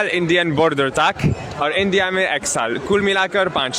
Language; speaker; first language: Hindi; non-native, learner; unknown